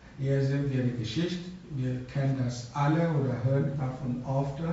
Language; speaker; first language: German; non-native, learner; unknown